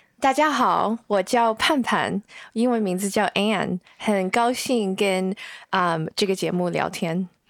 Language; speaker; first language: Chinese; early bilingual, heritage; Chinese